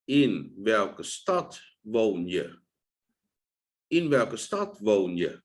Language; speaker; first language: Dutch; non-native, fluent; Thai